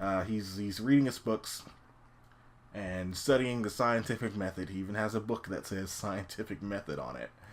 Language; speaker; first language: English; native; English